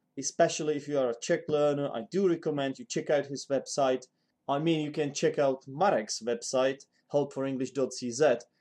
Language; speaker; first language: English; non-native, fluent; Czech